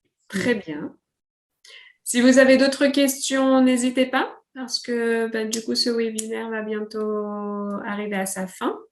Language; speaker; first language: French; native; French